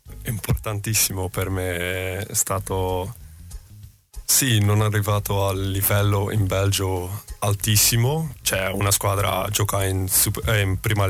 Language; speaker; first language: Italian; non-native, learner; Dutch